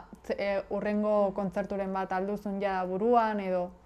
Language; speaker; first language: Basque; native; Basque